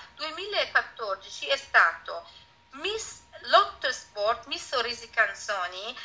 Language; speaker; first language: Italian; non-native, fluent; Persian